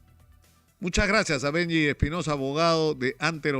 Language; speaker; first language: Spanish; native; Spanish